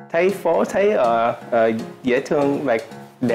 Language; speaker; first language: Vietnamese; early bilingual, heritage; Vietnamese